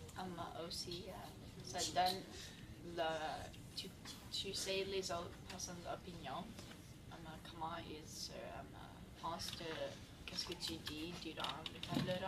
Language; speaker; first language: French; non-native, learner; English